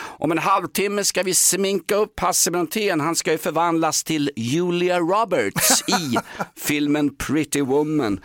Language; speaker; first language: Swedish; native; Swedish